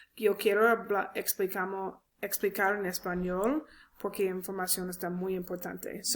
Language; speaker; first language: Spanish; non-native, learner; English